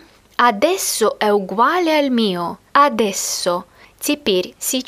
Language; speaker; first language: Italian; non-native, fluent; Russian